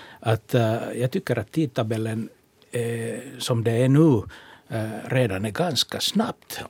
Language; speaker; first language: Swedish; non-native, local second language; Finnish